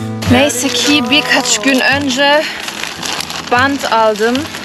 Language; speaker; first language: Turkish; non-native, learner; German